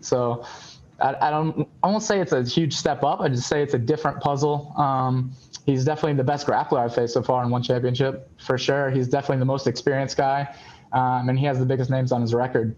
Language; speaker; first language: English; native; English